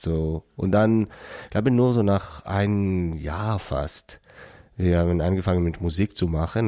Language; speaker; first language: German; non-native, learner; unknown